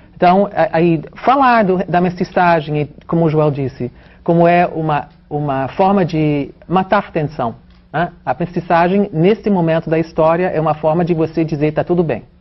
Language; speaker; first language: Portuguese; non-native, fluent; English